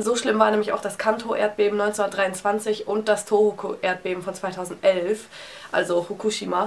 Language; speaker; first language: German; native; German